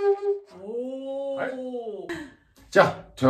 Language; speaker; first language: Japanese; non-native, learner; Chinese